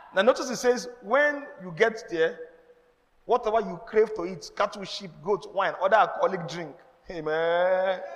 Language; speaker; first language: English; non-native, local second language; Yoruba